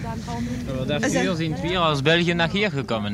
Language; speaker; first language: German; native; German